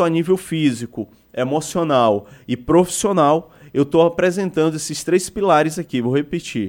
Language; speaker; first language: Portuguese; native; Portuguese